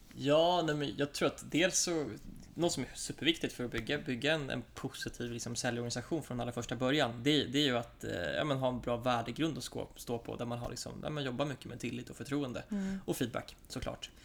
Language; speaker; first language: Swedish; native; Swedish